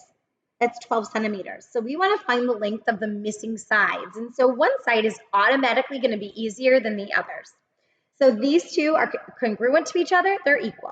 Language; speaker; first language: English; native; English